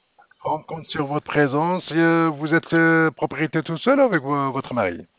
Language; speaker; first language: French; non-native, local second language; Arabic